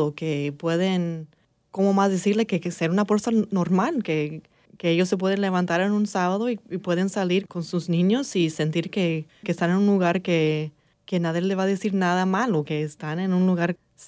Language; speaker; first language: Spanish; early bilingual, heritage; English